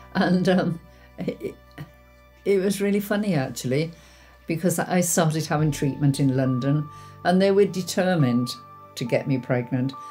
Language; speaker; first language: English; native; English